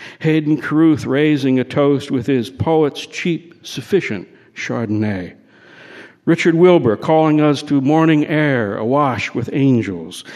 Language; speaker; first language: English; native; English